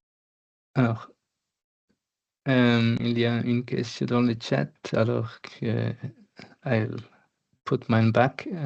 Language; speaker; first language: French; non-native, learner; German